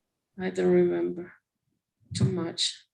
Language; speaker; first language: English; non-native, learner; Spanish